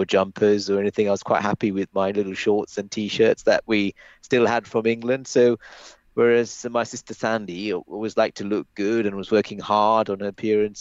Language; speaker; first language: English; native; English